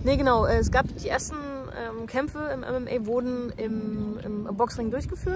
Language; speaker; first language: German; native; German